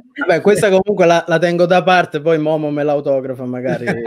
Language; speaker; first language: Italian; native; Italian